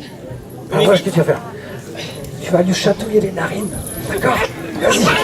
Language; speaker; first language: French; native; French